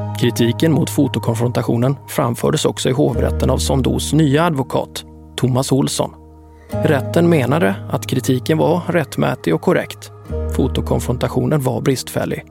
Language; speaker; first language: Swedish; native; Swedish